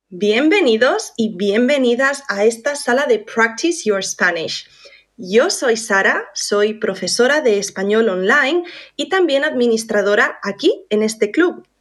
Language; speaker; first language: Spanish; native; Spanish